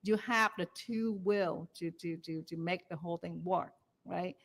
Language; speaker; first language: English; non-native, learner; Vietnamese